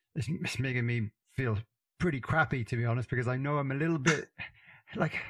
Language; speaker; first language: English; native; English